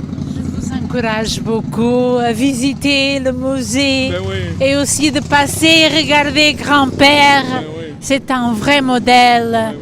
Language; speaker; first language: French; non-native, fluent; Portuguese